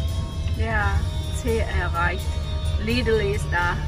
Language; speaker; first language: German; non-native, learner; Chinese